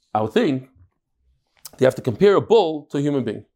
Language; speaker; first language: English; native; English